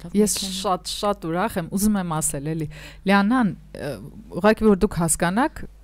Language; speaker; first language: Armenian; native; Armenian